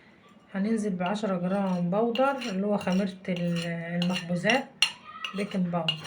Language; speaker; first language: Arabic; native; Arabic